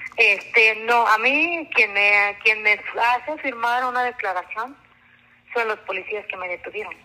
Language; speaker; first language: Spanish; non-native, local second language; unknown